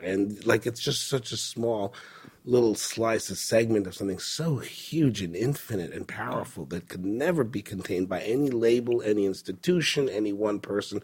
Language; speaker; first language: English; early bilingual, other home language; Spanish